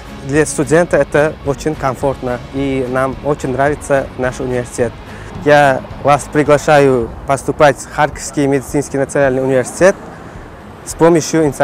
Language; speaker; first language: Russian; non-native, learner; Uzbek